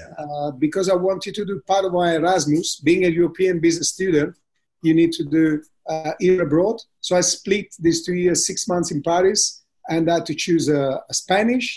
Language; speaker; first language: English; non-native, fluent; Italian